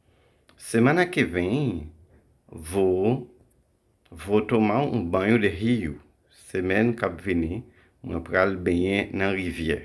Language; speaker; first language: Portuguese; non-native, fluent; Haitian Creole